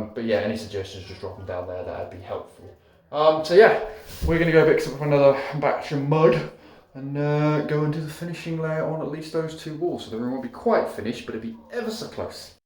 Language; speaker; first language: English; native; English